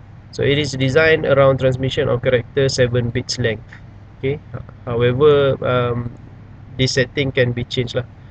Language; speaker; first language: English; non-native, local second language; Malay